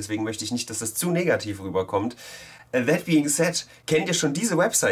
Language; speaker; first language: German; native; German